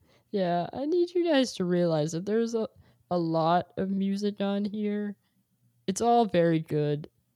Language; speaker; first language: English; native; English